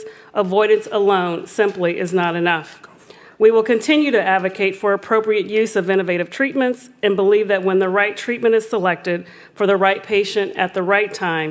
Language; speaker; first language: English; native; English